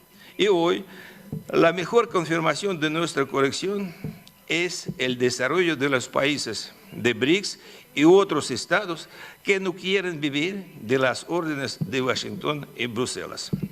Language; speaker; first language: Spanish; non-native, fluent; Russian